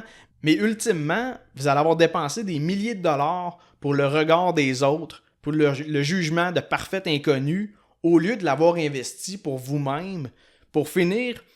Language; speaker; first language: French; native; French